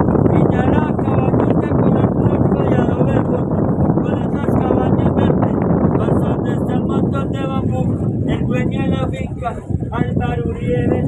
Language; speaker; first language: Spanish; native; Spanish